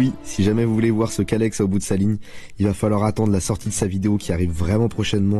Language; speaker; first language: French; native; French